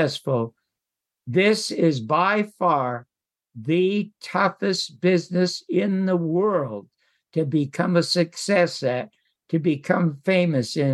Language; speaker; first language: English; native; English